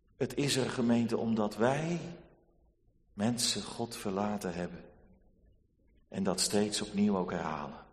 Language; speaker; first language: Dutch; native; Dutch